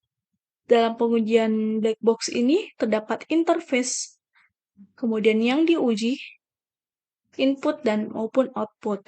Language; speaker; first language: Indonesian; native; Indonesian